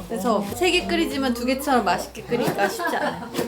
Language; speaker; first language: Korean; native; Korean